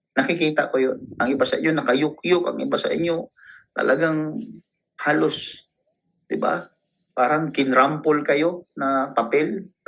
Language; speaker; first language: Filipino; non-native, local second language; Cebuano